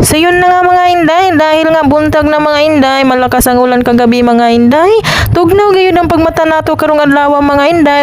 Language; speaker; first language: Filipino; non-native, local second language; Cebuano